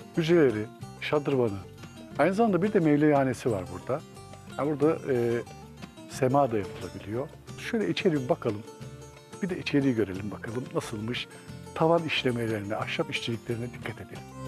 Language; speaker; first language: Turkish; native; Turkish